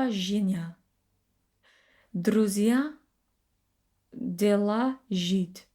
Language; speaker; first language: Russian; non-native, learner; English